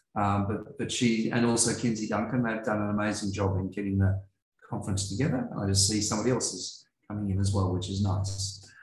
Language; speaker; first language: English; native; English